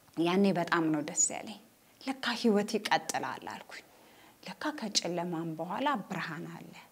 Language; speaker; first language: Amharic; native; Amharic